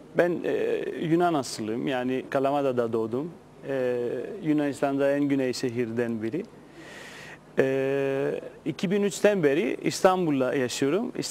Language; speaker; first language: Turkish; non-native, fluent; Greek